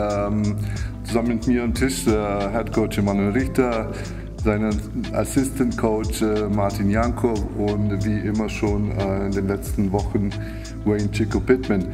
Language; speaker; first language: German; native; German